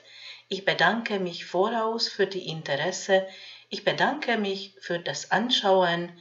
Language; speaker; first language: German; non-native, fluent; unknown